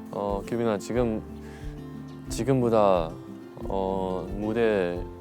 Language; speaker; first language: Korean; non-native, learner; Chinese